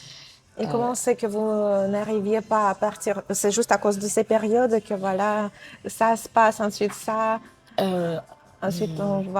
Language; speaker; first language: French; non-native, fluent; Russian